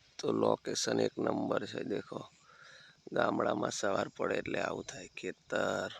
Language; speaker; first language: Gujarati; non-native, local second language; Rathawi